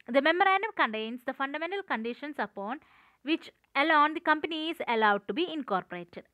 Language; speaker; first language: English; non-native, local second language; Malayalam